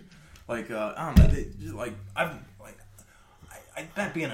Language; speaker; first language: English; native; English